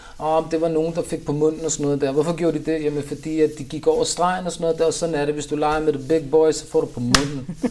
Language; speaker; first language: Danish; early bilingual, other home language; Urdu